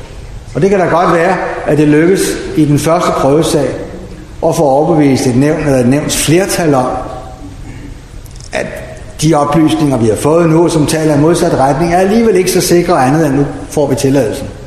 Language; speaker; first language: Danish; native; Danish